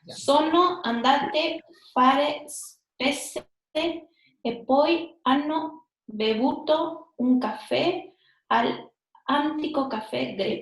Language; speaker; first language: Italian; non-native, learner; Spanish